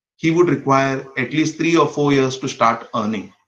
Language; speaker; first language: English; non-native, local second language; Konkani